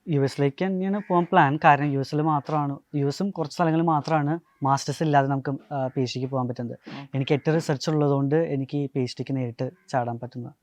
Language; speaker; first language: Malayalam; non-native, local second language; Tamil